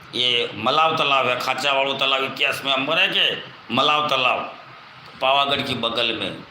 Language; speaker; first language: Hindi; non-native, local second language; Bhili